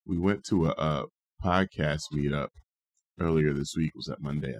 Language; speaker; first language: English; native; English